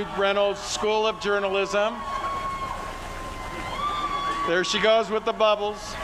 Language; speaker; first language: English; native; English